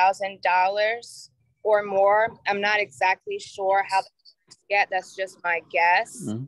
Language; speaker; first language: English; native; English